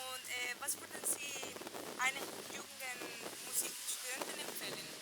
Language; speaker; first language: German; non-native, fluent; Spanish